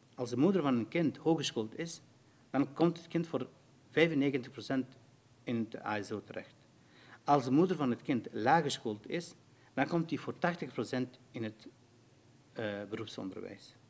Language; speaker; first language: Dutch; non-native, fluent; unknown